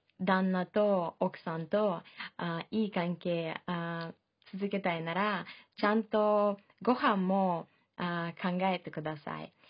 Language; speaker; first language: Japanese; non-native, fluent; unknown